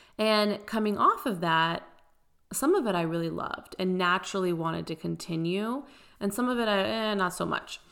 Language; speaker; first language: English; early bilingual, other home language; Persian